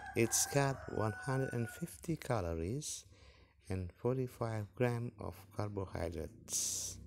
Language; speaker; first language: English; non-native, fluent; Indonesian